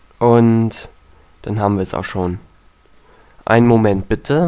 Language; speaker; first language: German; native; German